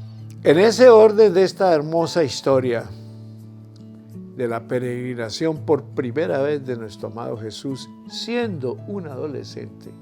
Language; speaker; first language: Spanish; native; Spanish